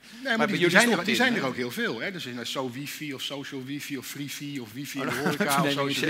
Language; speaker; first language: Dutch; native; Dutch